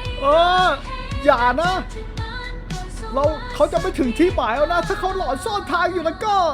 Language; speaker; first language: Thai; native; Thai